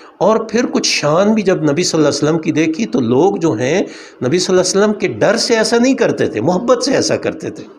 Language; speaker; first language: Urdu; non-native, local second language; Punjabi